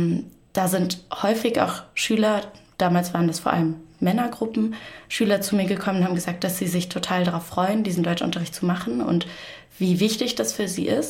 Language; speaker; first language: German; native; German